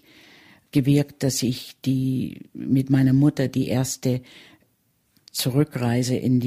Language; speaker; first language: German; early bilingual, heritage; German